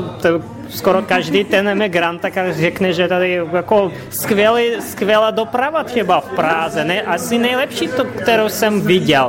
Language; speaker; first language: Czech; non-native, fluent; Russian